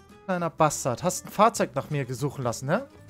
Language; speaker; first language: German; native; German